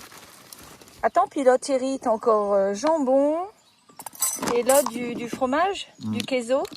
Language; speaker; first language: French; native; French